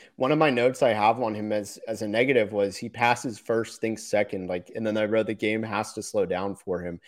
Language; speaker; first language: English; native; English